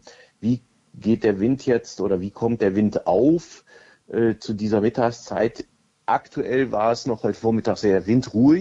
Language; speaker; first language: German; native; German